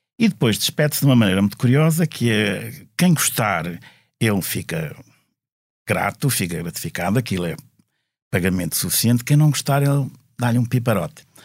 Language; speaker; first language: Portuguese; native; Portuguese